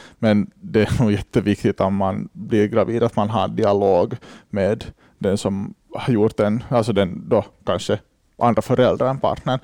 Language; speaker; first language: Swedish; native; Swedish